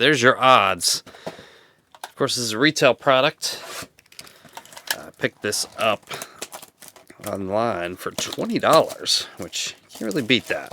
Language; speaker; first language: English; native; English